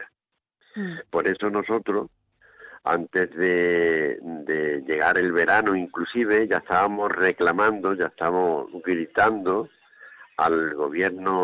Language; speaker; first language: Spanish; native; Spanish